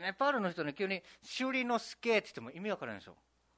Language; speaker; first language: Japanese; native; Japanese